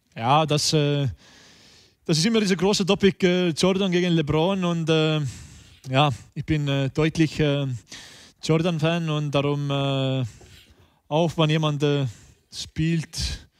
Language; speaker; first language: German; non-native, fluent; Estonian